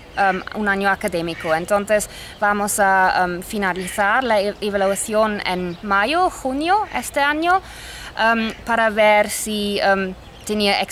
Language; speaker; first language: Spanish; non-native, fluent; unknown